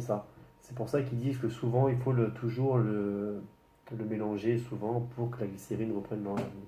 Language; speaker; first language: French; native; French